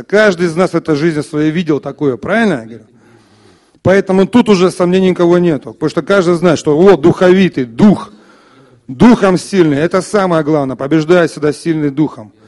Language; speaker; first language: Russian; native; Russian